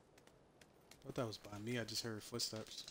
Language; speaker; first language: English; native; English